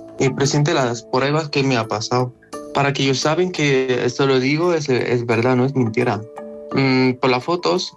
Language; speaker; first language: Spanish; non-native, learner; Arabic